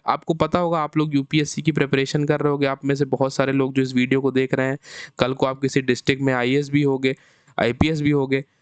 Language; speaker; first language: Hindi; native; Hindi